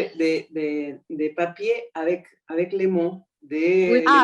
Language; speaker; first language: French; non-native, fluent; Spanish